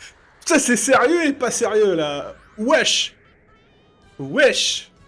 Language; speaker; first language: French; native; French